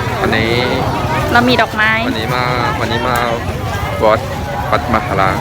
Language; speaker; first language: Thai; non-native, learner; Chinese